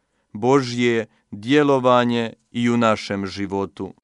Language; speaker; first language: Croatian; native; Croatian